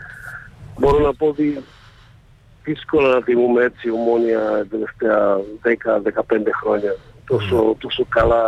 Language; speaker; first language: Greek; non-native, fluent; Slovak